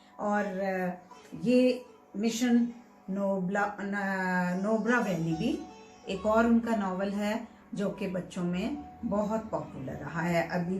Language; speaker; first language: Urdu; native; Urdu